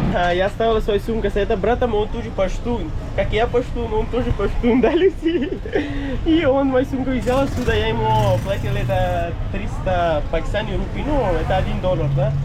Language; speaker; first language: Russian; non-native, learner; Pashto